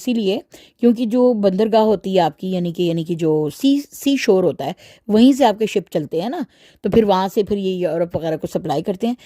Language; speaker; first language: Urdu; early bilingual, heritage; Urdu